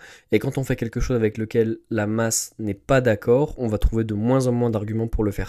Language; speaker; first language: French; native; French